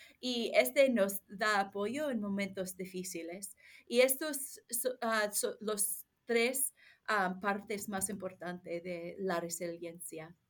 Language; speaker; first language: Spanish; non-native, learner; English